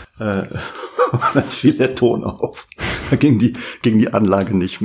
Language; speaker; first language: German; native; German